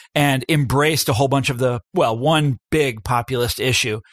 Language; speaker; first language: English; native; English